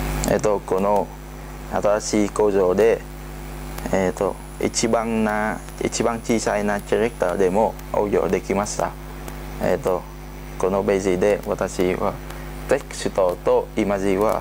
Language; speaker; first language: Japanese; non-native, learner; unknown